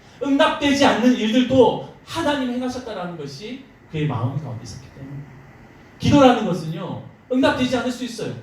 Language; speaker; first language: Korean; native; Korean